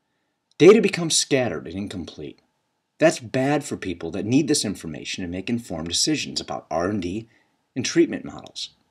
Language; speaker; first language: English; native; English